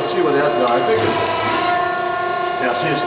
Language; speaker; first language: English; native; English